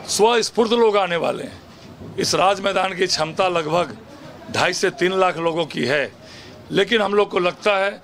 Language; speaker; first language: Hindi; native; Hindi